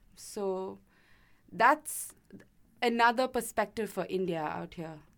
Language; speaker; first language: English; non-native, local second language; Malayalam